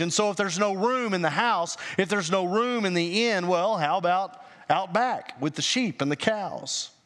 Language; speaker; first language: English; native; English